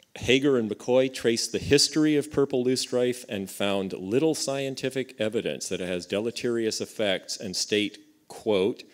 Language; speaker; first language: English; native; English